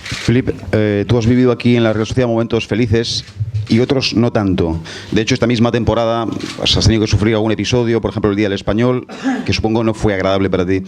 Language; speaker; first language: Spanish; native; Spanish